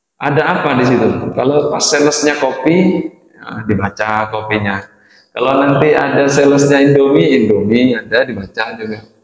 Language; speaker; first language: Indonesian; non-native, local second language; Madurese